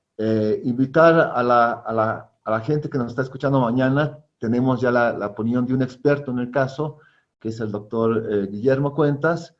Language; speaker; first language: Spanish; native; Spanish